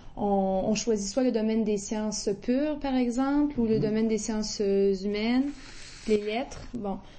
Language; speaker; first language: French; native; French